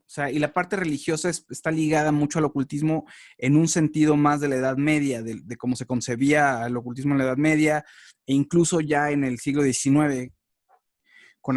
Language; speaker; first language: Spanish; native; Spanish